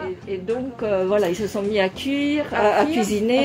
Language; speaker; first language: French; non-native, fluent; Italian